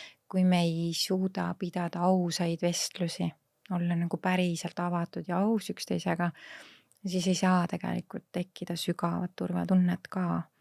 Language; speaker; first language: Estonian; native; Estonian